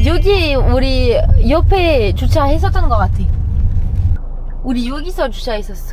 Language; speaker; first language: Korean; non-native, fluent; French